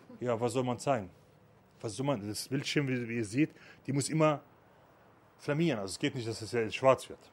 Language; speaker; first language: German; non-native, fluent; Arabic